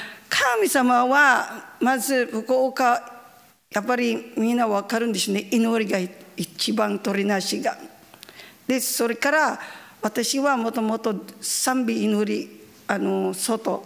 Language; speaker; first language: Japanese; non-native, learner; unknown